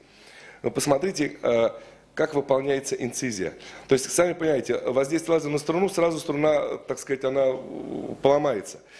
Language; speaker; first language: Russian; native; Russian